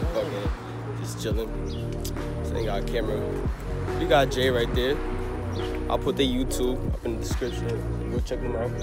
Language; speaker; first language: English; native; English